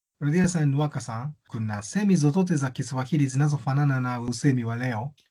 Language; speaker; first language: Swahili; non-native, fluent; Japanese